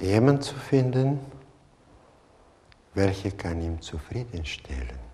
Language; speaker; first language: German; non-native, fluent; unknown